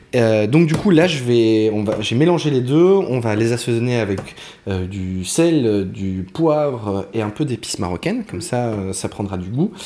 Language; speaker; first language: French; native; French